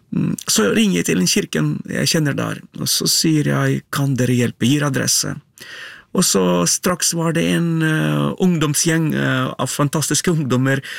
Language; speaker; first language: Norwegian; non-native, learner; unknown